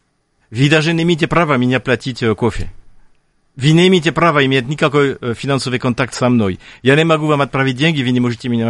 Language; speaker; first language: Russian; non-native, fluent; French